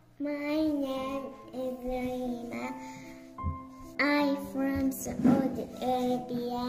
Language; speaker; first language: English; non-native, learner; Arabic